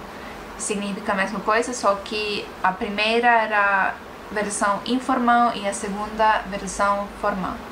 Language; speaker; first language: Portuguese; non-native, fluent; Estonian